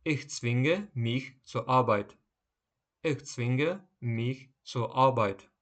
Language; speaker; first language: German; non-native, fluent; Ukrainian